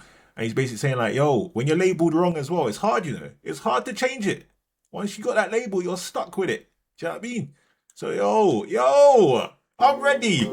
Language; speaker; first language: English; native; English